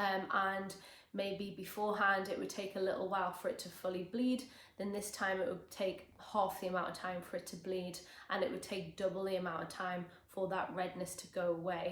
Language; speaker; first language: English; native; English